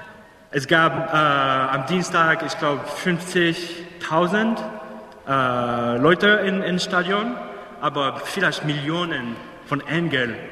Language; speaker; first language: German; non-native, fluent; English